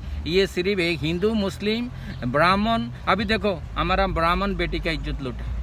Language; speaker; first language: Hindi; non-native, local second language; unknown